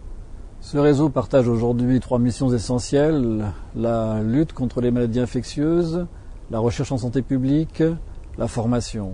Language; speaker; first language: French; native; French